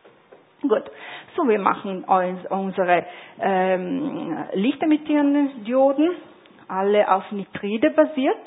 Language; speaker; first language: German; non-native, fluent; Italian